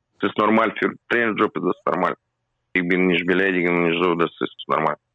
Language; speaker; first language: German; non-native, learner; Russian